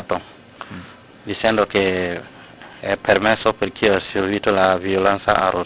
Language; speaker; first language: Italian; non-native, learner; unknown